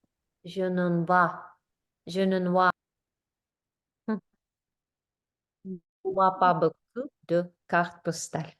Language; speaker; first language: French; non-native, learner; English